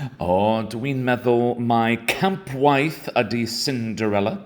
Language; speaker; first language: Welsh; non-native, learner; English